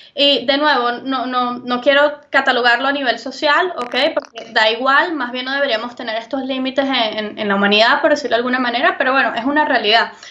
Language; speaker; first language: Spanish; native; Spanish